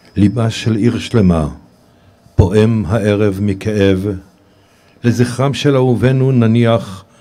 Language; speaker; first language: Hebrew; native; Hebrew